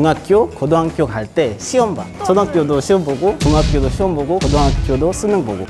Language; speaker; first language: Korean; non-native, fluent; Kinyarwanda